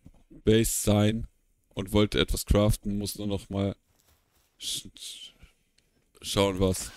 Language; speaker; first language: German; native; German